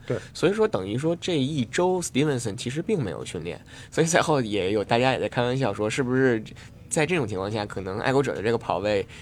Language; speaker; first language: Chinese; native; Chinese